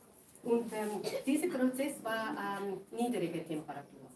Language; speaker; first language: German; non-native, fluent; Japanese